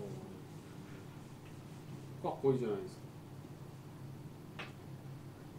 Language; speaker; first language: Japanese; native; Japanese